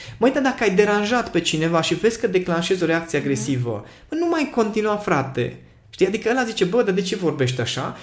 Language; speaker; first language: Romanian; non-native, local second language; Hungarian